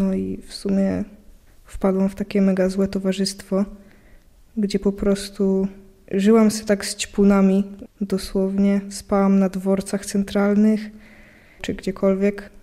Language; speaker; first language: Polish; native; Polish